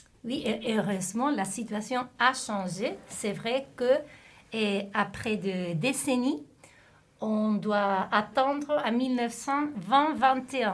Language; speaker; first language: French; non-native, fluent; Spanish